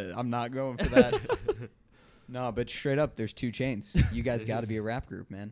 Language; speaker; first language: English; native; English